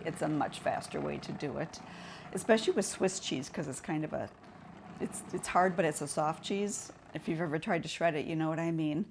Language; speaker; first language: English; native; English